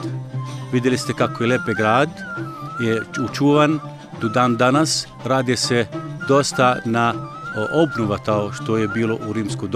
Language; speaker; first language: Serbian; non-native, learner; Arabic